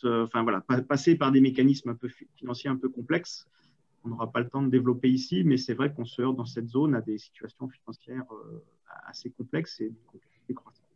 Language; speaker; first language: French; native; French